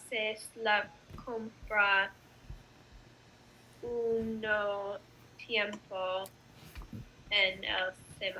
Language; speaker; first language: Spanish; non-native, learner; English